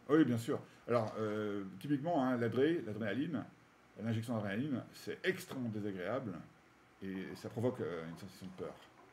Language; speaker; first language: French; native; French